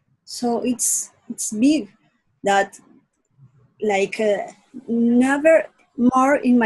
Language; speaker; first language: English; non-native, learner; Spanish